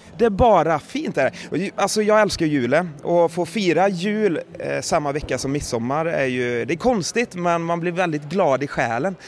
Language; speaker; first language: Swedish; native; Swedish